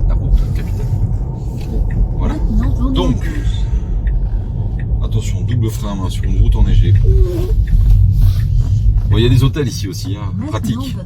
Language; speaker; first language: French; native; French